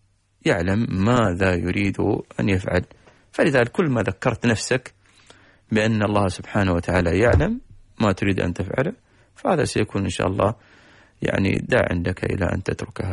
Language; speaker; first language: Arabic; native; Arabic